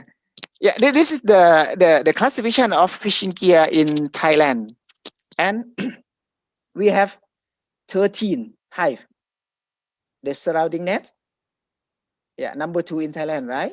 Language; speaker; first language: English; non-native, fluent; Thai